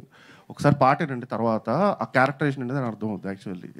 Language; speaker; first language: Telugu; native; Telugu